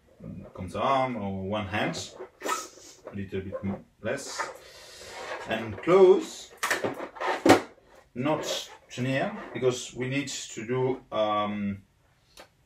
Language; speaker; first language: English; non-native, learner; Italian